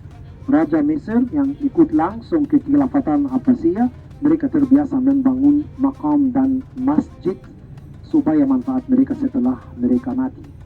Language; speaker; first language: Indonesian; non-native, fluent; Arabic